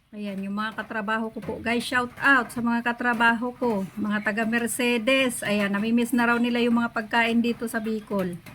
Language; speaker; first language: Filipino; non-native, local second language; Bikol